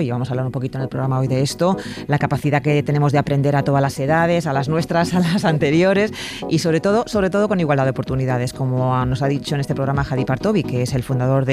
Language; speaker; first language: Spanish; native; Spanish